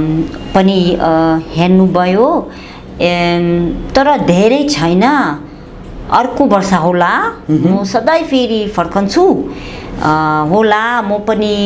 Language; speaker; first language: Nepali; non-native, learner; Dutch